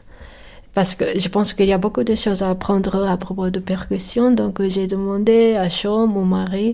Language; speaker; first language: French; non-native, fluent; Japanese